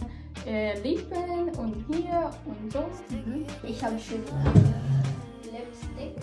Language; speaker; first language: German; non-native, learner; Filipino